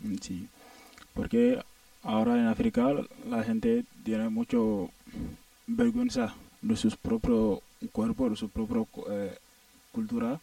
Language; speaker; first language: Spanish; non-native, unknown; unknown